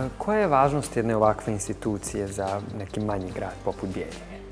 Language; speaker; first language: Bosnian; native; Bosnian